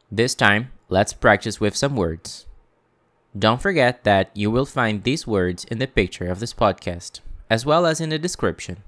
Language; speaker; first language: English; non-native, fluent; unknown